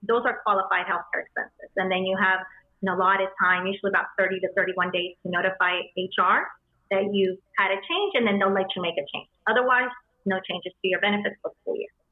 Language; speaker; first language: English; early bilingual, other home language; Spanish